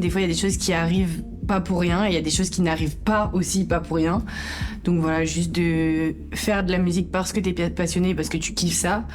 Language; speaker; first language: French; native; French